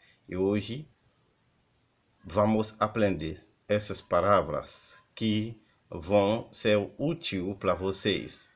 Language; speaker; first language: Portuguese; non-native, fluent; Haitian Creole